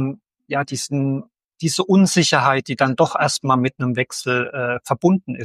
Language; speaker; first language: German; native; German